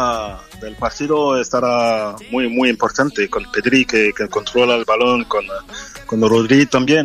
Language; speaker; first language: Spanish; non-native, fluent; French